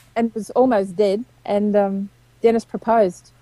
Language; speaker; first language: English; native; English